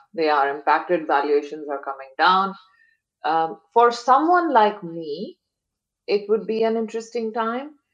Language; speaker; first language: English; non-native, local second language; Hindi